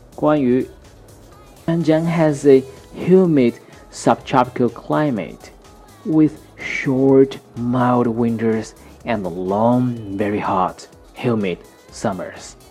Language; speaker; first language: English; non-native, fluent; Chinese